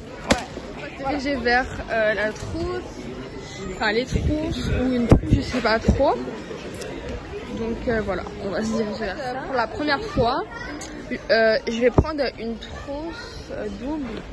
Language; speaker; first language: French; native; French